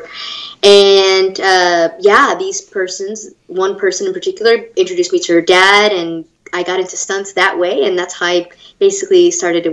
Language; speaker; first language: English; native; English